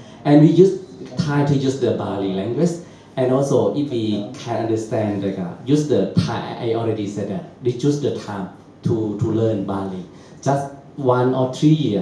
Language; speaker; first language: English; non-native, learner; Burmese